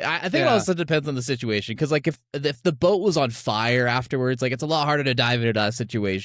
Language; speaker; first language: English; native; English